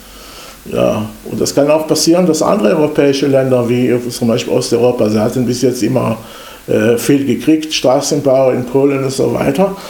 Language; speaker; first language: German; non-native, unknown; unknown